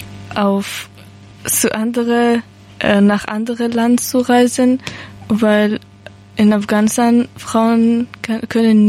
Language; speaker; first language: German; non-native, learner; Persian